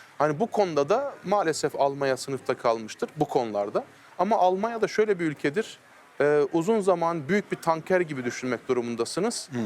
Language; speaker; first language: Turkish; early bilingual, heritage; Turkish